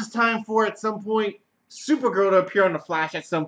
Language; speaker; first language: English; native; English